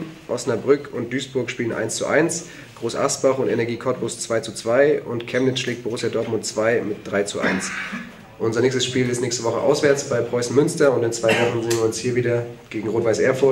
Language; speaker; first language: German; native; German